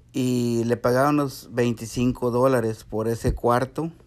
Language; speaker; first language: Spanish; native; Spanish